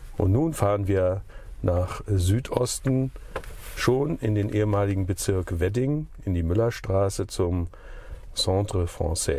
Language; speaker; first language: German; native; German